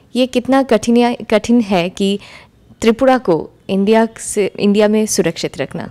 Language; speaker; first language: Hindi; non-native, local second language; Bangla